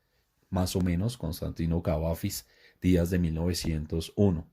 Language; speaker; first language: Spanish; native; Spanish